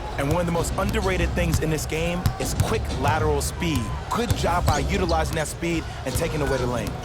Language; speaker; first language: English; native; English